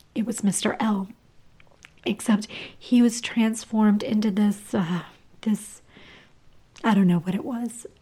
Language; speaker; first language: English; native; English